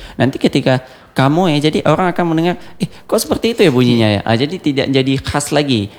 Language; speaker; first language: Indonesian; non-native, local second language; Achinese